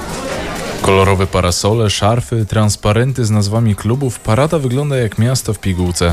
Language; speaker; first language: Polish; native; Polish